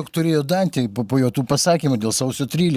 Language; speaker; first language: Lithuanian; native; Lithuanian